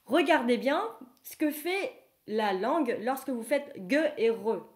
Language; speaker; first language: French; non-native, fluent; Vietnamese